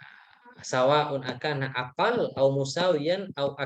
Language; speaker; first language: Arabic; non-native, fluent; Indonesian